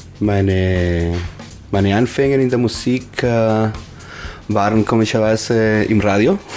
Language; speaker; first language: German; early bilingual, other home language; Spanish